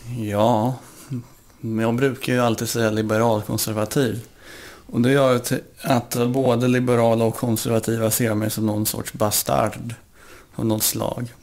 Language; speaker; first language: Swedish; early bilingual, other home language; Romanian